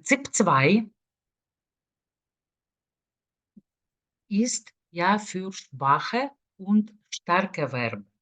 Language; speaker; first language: German; non-native, fluent; Lithuanian